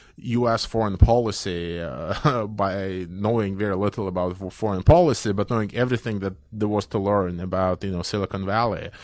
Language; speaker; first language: English; non-native, fluent; Belarusian